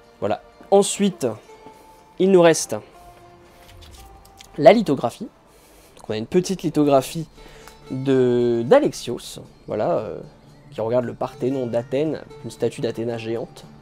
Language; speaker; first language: French; native; French